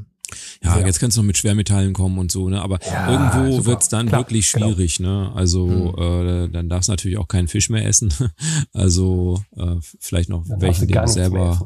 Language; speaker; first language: German; native; German